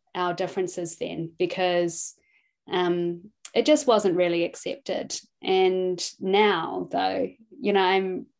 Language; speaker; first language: English; native; English